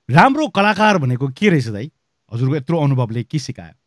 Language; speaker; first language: Nepali; native; Nepali